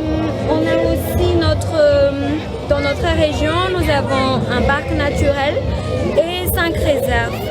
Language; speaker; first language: French; non-native, local second language; Malagasy